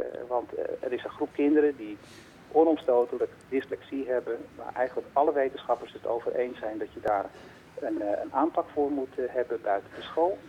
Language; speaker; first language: Dutch; native; Dutch